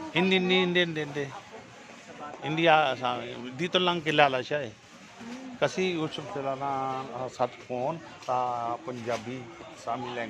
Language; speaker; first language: Filipino; non-native, learner; Punjabi